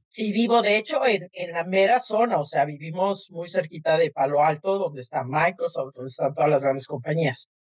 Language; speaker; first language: Spanish; native; Spanish